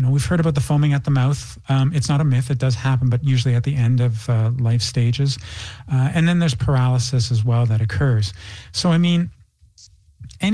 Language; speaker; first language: English; native; English